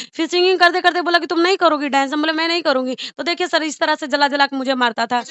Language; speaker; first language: Hindi; native; Hindi